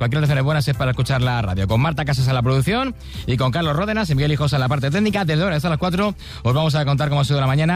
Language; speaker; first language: Spanish; native; Spanish